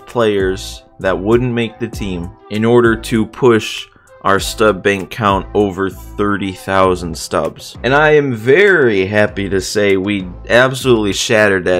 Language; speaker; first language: English; native; English